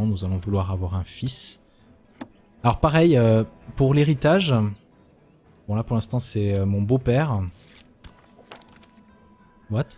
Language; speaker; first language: French; native; French